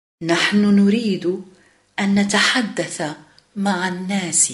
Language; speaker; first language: Arabic; non-native, fluent; Bosnian